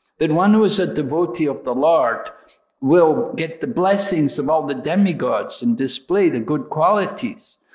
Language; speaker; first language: English; native; English